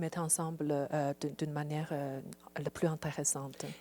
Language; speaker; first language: French; non-native, fluent; Chinese